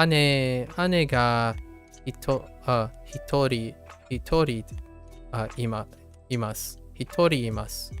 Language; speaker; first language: Japanese; non-native, learner; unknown